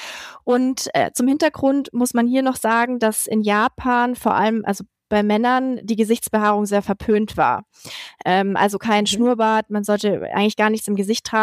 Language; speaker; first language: German; native; German